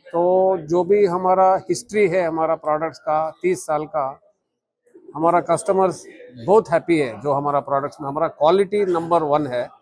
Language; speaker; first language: Hindi; non-native, local second language; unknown